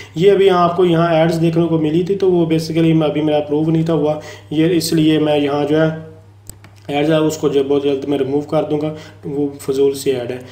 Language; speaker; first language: Urdu; non-native, local second language; Punjabi